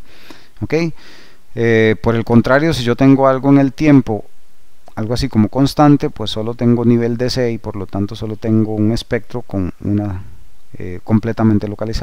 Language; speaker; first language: Spanish; native; Spanish